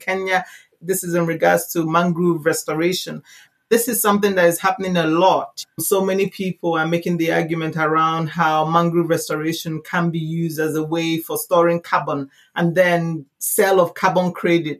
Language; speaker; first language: English; non-native, local second language; Igbo